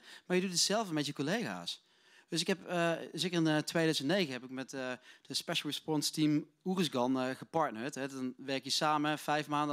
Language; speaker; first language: Dutch; native; Dutch